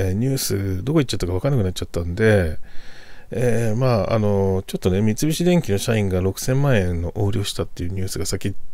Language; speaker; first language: Japanese; native; Japanese